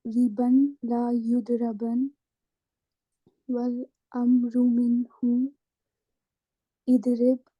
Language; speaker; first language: Arabic; non-native, learner; Urdu